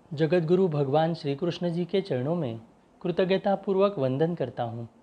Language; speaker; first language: Hindi; non-native, local second language; Marathi